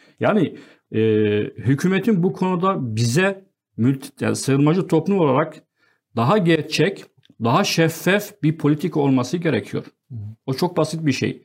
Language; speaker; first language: Turkish; non-native, fluent; Arabic